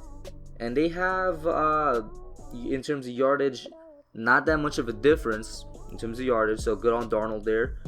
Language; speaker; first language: English; native; English